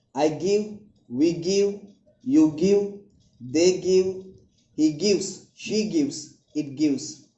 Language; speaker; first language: English; non-native, local second language; Telugu